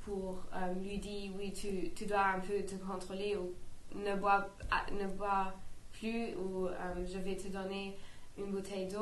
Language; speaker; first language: French; non-native, learner; English